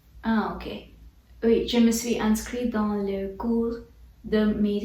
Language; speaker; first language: French; non-native, learner; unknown